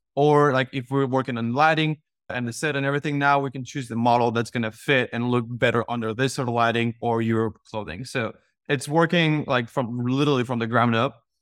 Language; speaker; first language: English; non-native, fluent; Spanish